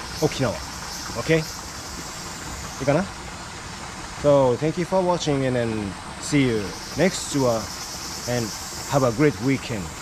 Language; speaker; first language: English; non-native, learner; Japanese